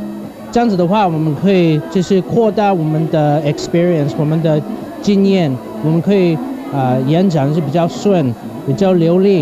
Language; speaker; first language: Chinese; non-native, fluent; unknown